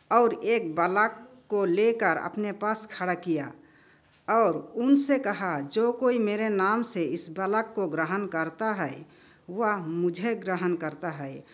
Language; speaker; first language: Hindi; non-native, local second language; Bangla